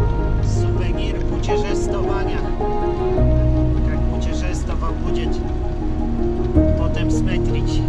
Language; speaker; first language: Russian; non-native, learner; Polish